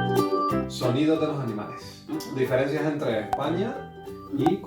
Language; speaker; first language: Spanish; non-native, fluent; Korean